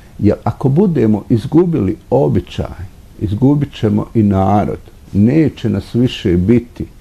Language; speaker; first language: Bosnian; non-native, local second language; Romany